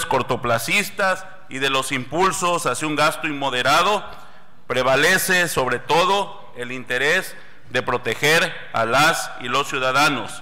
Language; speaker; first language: Spanish; native; Spanish